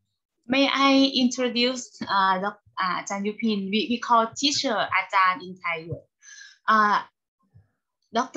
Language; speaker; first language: English; non-native, learner; Thai